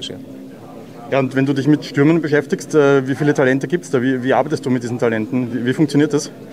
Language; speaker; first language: German; native; German